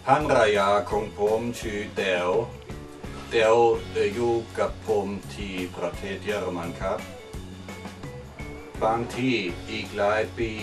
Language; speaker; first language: Thai; non-native, learner; German